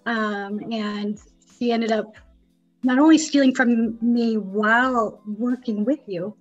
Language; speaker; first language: English; native; English